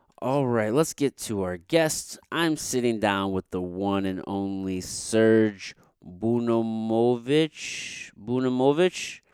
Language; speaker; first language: English; native; English